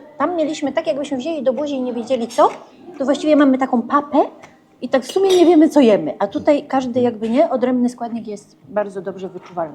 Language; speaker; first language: Polish; native; Polish